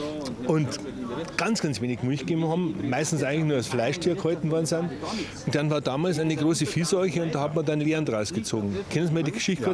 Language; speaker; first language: German; native; German